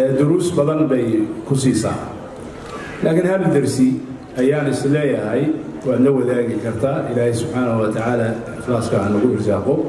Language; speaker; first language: Somali; early bilingual, heritage; Somali